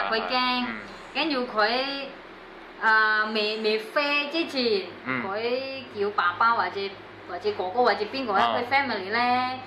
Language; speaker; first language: Chinese; non-native, learner; Indonesian